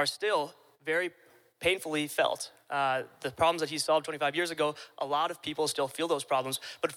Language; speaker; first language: English; native; English